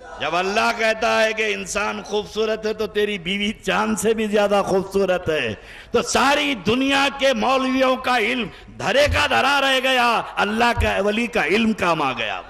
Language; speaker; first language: Urdu; native; Urdu